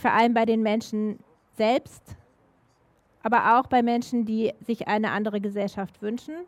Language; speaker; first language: German; native; German